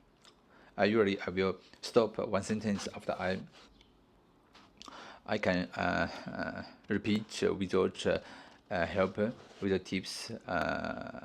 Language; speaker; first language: English; non-native, learner; Chinese